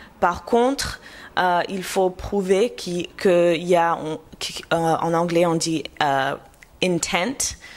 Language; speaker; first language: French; non-native, fluent; English